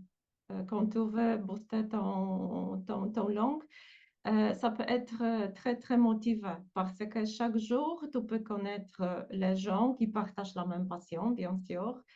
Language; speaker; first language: French; non-native, fluent; Polish